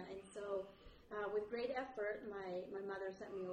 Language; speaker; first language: English; non-native, fluent; Spanish